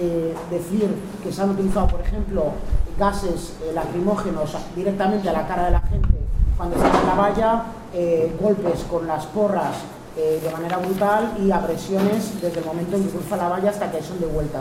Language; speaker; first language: Spanish; native; Spanish